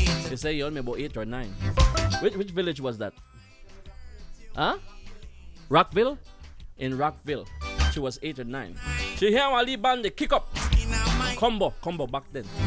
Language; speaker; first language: English; native; English